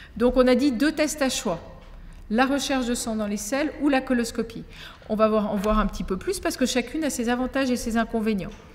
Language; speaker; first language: French; native; French